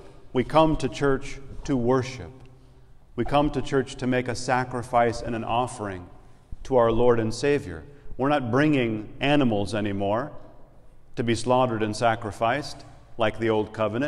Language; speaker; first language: English; native; English